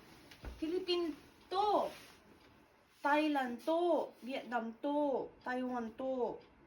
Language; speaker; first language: Japanese; non-native, learner; English